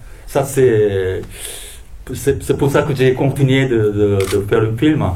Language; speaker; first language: French; non-native, fluent; Korean